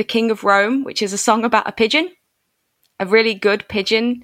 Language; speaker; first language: English; native; English